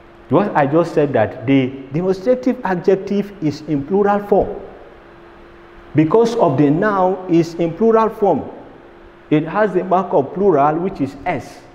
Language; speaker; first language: English; non-native, local second language; Hausa